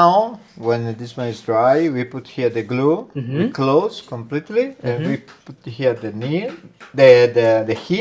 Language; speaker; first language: English; non-native, learner; Italian